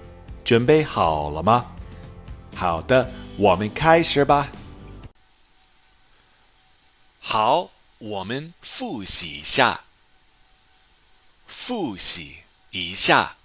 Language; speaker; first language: Chinese; non-native, fluent; English